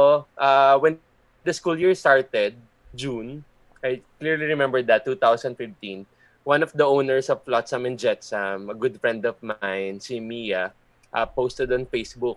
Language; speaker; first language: English; non-native, local second language; Filipino